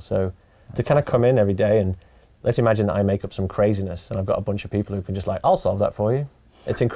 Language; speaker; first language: English; native; English